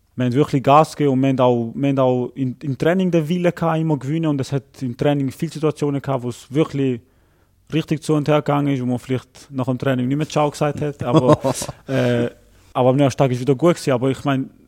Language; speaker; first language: German; native; German